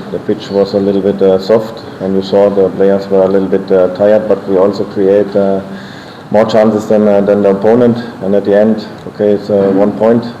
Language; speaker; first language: English; non-native, fluent; German